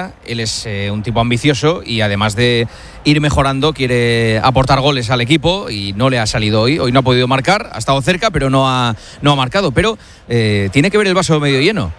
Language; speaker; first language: Spanish; native; Spanish